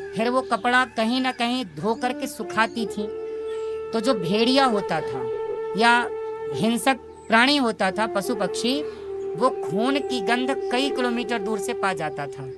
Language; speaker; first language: Hindi; native; Hindi